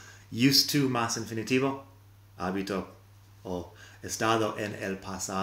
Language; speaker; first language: Spanish; non-native, fluent; English